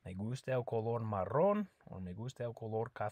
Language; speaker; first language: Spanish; non-native, fluent; English